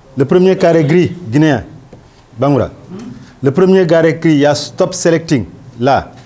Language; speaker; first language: French; non-native, local second language; Wolof